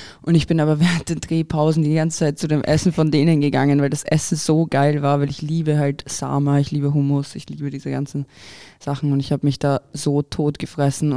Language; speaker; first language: German; early bilingual, other home language; Croatian